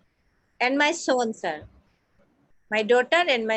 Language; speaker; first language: English; non-native, learner; Assamese